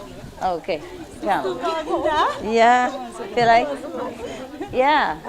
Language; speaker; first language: German; non-native, learner; Vietnamese